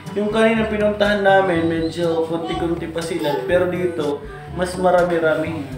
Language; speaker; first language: Filipino; non-native, local second language; Cebuano